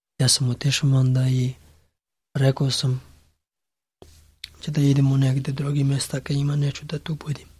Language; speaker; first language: Serbian; non-native, learner; Pashto